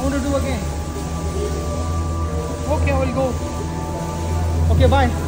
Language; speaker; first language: English; non-native, local second language; Hindi